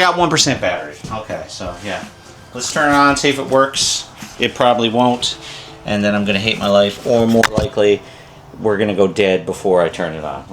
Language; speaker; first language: English; native; English